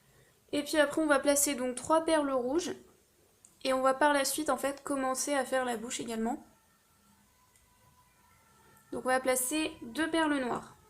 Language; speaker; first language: French; native; French